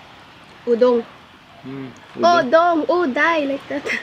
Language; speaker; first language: English; non-native, learner; Cebuano